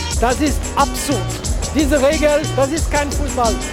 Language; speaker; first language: German; non-native, fluent; French